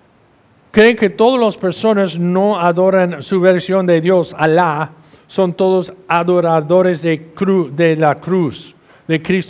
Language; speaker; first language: Spanish; non-native, fluent; English